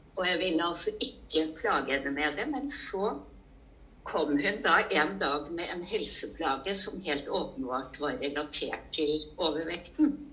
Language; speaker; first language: Norwegian; native; Norwegian